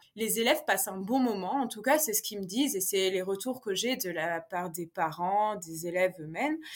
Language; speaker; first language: French; native; French